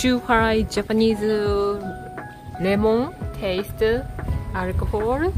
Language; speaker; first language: English; non-native, learner; Japanese